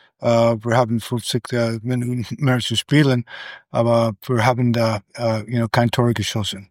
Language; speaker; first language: German; non-native, learner; English